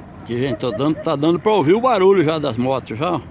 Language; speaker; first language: Portuguese; native; Portuguese